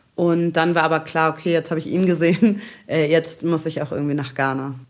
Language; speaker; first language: German; native; German